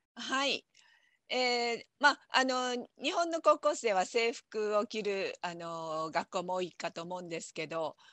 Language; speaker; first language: Japanese; native; Japanese